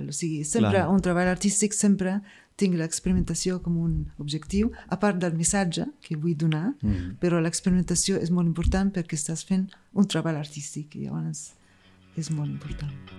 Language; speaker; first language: Catalan; non-native, fluent; Arabic